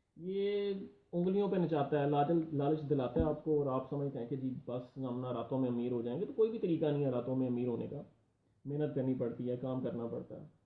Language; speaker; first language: Urdu; non-native, local second language; Punjabi